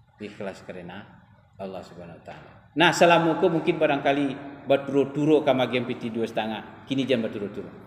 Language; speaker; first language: Malay; non-native, local second language; Minangkabau